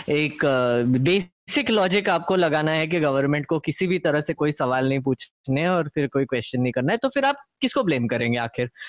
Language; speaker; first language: Hindi; non-native, local second language; Marathi